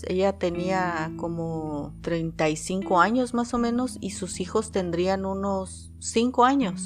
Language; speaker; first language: Spanish; native; Spanish